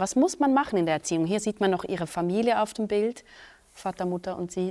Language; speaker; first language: German; native; German